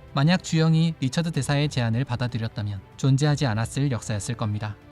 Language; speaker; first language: Korean; native; Korean